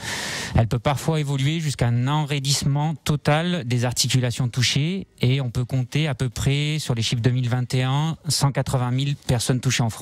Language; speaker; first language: French; native; French